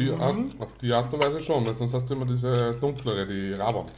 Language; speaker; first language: German; native; German